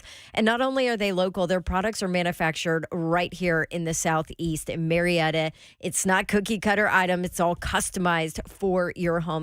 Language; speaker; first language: English; native; English